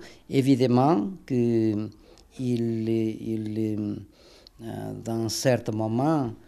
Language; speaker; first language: French; non-native, fluent; Portuguese